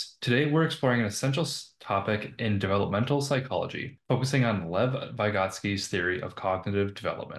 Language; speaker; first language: English; native; English